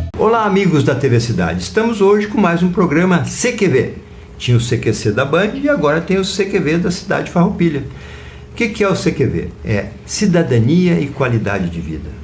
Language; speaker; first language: Portuguese; native; Portuguese